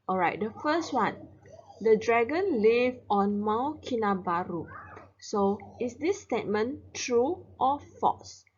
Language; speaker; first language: English; non-native, local second language; Chinese